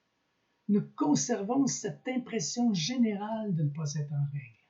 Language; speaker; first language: French; native; French